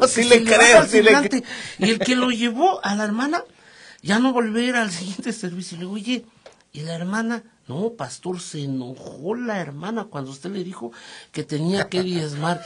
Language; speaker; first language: Spanish; native; Spanish